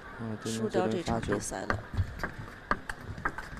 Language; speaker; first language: Chinese; native; Chinese